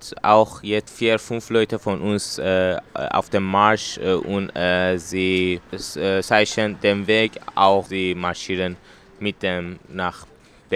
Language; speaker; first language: German; non-native, learner; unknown